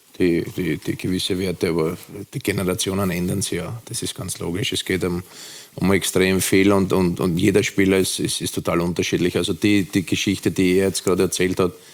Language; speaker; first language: German; native; German